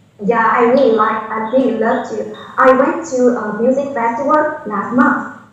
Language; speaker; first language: English; non-native, learner; Chinese